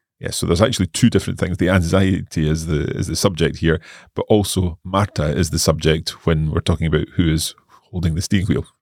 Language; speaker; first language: English; native; English